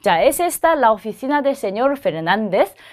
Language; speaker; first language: Spanish; non-native, fluent; Korean